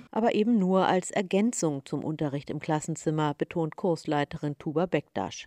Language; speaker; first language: German; native; German